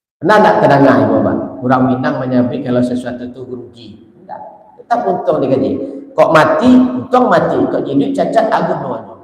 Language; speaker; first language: Malay; non-native, local second language; Minangkabau